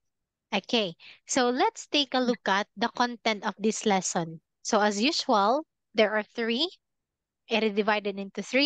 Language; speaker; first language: English; non-native, fluent; Filipino